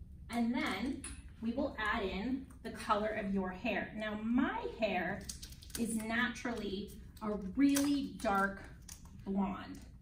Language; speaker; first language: English; native; English